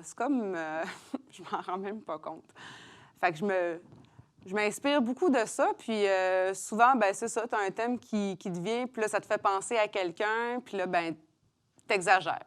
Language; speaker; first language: French; native; French